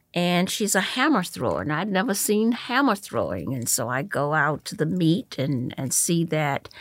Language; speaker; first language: English; native; English